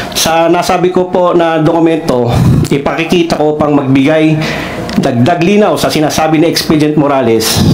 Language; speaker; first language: Filipino; non-native, local second language; Cebuano